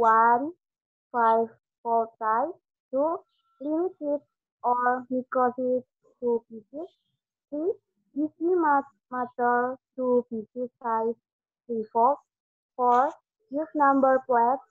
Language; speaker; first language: English; non-native, learner; Indonesian